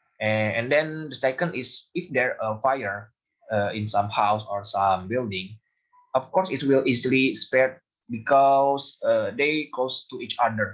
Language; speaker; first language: English; non-native, learner; Indonesian